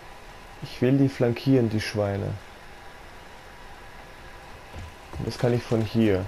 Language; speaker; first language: German; native; German